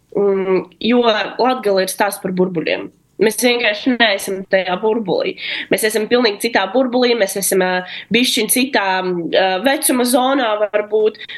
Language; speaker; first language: Latvian; non-native, local second language; Russian